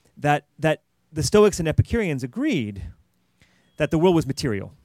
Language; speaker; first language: English; native; English